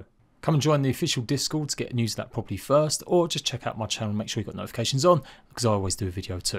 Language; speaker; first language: English; native; English